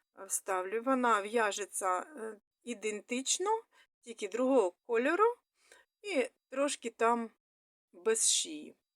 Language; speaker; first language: Ukrainian; non-native, local second language; Russian